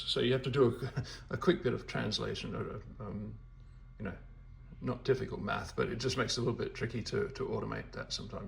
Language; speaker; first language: English; native; English